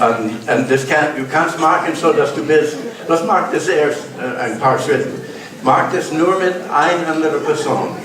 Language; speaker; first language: German; non-native, learner; English